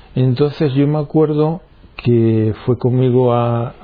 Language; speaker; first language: Spanish; native; Spanish